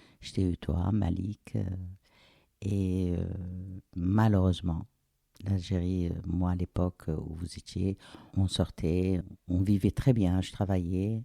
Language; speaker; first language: French; non-native, local second language; Arabic